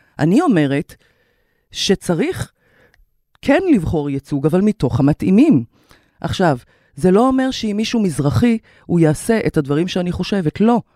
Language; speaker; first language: Hebrew; native; Hebrew